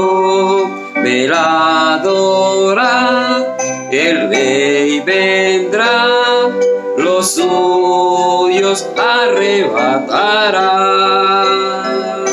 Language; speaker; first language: Spanish; native; Spanish